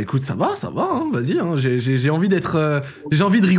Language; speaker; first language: French; native; French